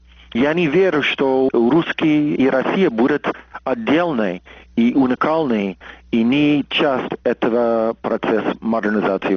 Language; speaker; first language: Russian; non-native, fluent; English